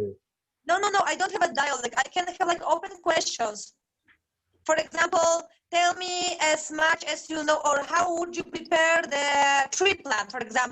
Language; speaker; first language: English; non-native, fluent; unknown